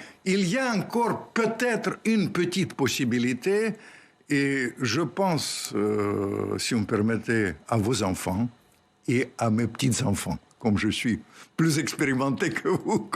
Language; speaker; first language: French; non-native, fluent; Russian